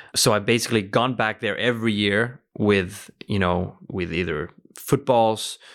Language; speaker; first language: English; early bilingual, other home language; Norwegian